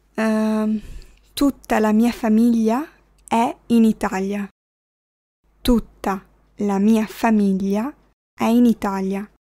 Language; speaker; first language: Italian; non-native, fluent; Arabic